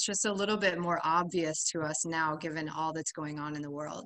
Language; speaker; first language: English; native; English